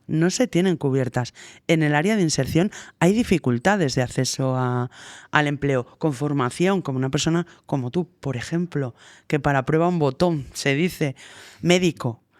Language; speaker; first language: Spanish; native; Spanish